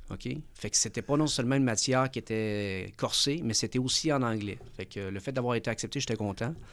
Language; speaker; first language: French; early bilingual, other home language; Spanish